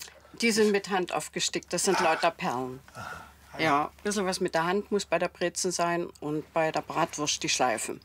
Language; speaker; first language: German; native; German